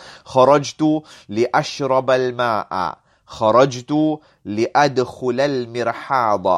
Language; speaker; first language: Arabic; non-native, fluent; English